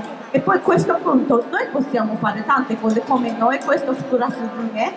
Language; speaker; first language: Italian; non-native, fluent; Japanese